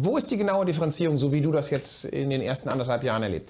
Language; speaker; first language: German; native; German